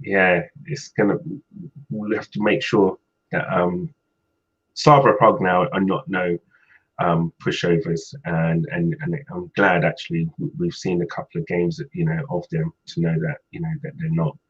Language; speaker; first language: English; native; English